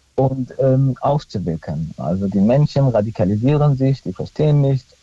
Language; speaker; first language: German; non-native, fluent; Arabic